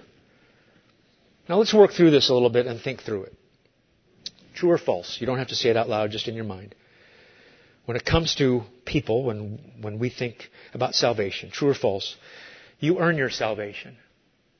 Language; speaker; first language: English; native; English